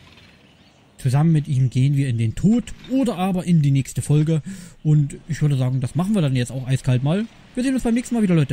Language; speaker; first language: German; native; German